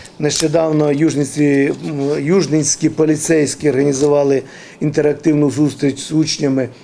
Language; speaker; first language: Ukrainian; native; Ukrainian